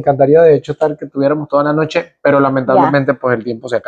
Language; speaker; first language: Spanish; native; Spanish